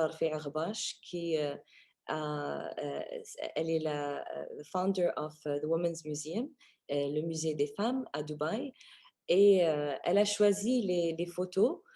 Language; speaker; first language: French; non-native, fluent; Arabic